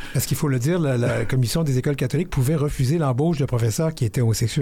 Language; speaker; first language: French; native; French